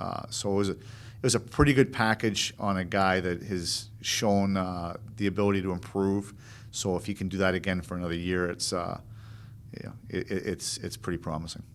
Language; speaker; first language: English; native; English